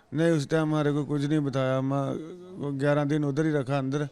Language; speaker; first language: Hindi; non-native, local second language; Punjabi